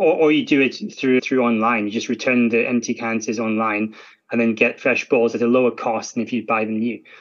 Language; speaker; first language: English; native; English